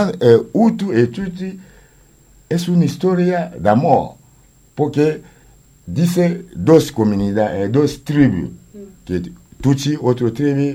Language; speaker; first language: Spanish; non-native, learner; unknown